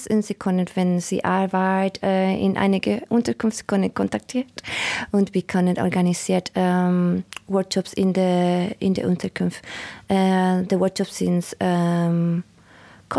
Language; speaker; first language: German; non-native, learner; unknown